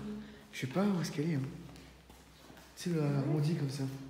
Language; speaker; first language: French; native; French